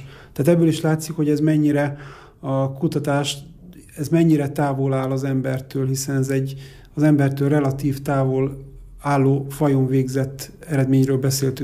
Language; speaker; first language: Hungarian; native; Hungarian